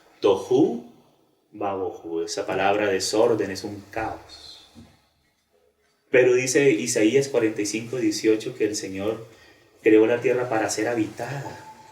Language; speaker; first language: Spanish; native; Spanish